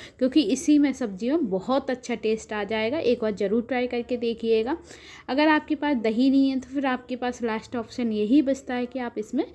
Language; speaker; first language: Hindi; native; Hindi